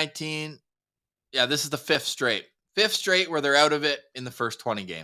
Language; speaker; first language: English; native; English